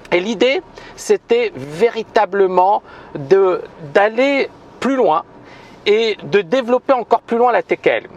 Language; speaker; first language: French; non-native, local second language; Arabic